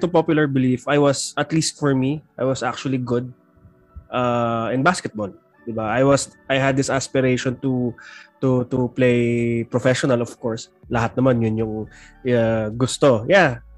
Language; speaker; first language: English; non-native, local second language; Filipino